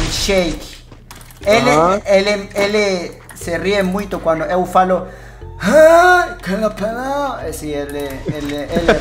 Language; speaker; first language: Portuguese; non-native, learner; Spanish